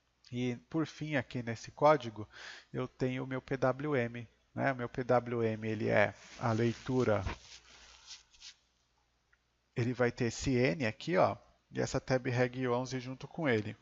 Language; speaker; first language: Portuguese; native; Portuguese